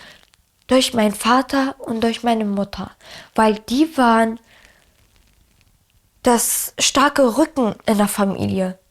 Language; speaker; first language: German; early bilingual, other home language; Arabic